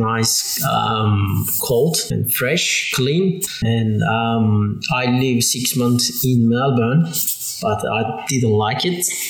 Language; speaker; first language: English; non-native, fluent; Turkish